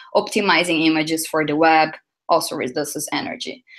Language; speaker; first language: English; non-native, fluent; Portuguese